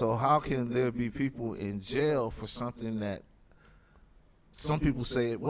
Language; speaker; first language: English; native; English